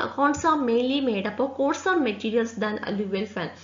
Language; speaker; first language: English; non-native, local second language; Malayalam